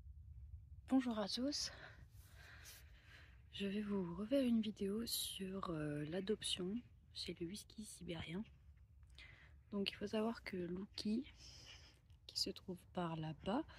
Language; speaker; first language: French; native; French